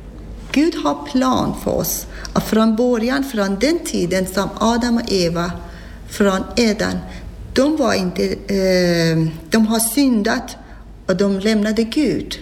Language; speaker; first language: Swedish; non-native, learner; Persian